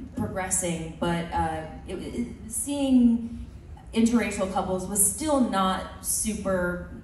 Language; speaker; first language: English; early bilingual, other home language; Filipino